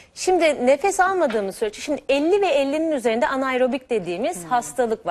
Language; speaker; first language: Turkish; native; Turkish